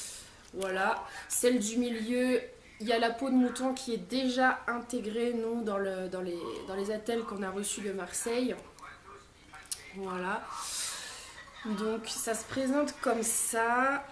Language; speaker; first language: French; native; French